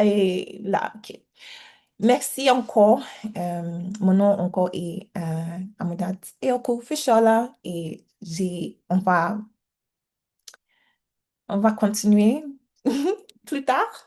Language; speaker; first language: French; non-native, learner; English